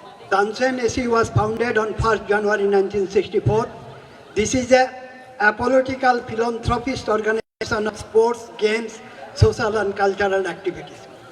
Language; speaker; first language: English; non-native, local second language; Bangla